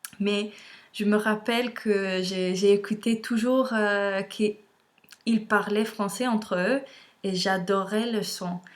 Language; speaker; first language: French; non-native, learner; English